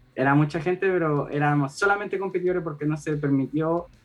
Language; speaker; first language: Spanish; native; Spanish